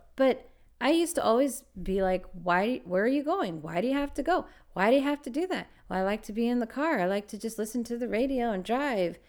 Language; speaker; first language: English; native; English